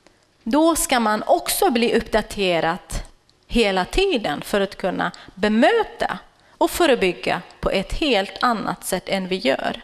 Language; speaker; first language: Swedish; non-native, fluent; Kurdish